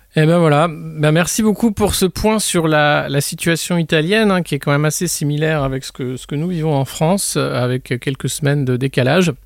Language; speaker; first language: French; native; French